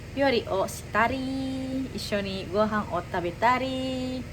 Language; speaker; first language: Japanese; non-native, learner; Indonesian